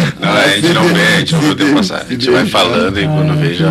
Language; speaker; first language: Portuguese; native; Portuguese